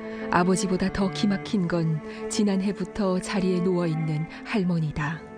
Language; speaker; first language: Korean; native; Korean